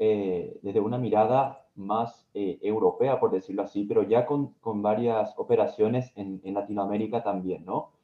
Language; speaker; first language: Spanish; native; Spanish